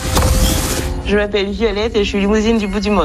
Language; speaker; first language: French; non-native, local second language; Kinyarwanda